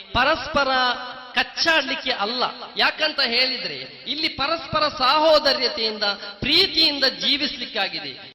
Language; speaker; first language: Kannada; non-native, local second language; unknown